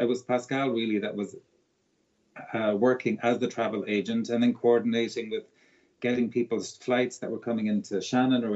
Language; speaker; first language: English; native; English